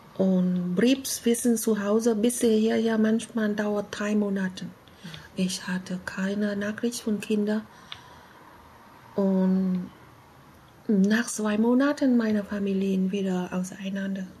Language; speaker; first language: German; non-native, learner; Vietnamese